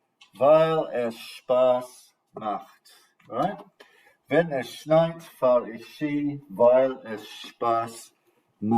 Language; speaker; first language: German; non-native, fluent; English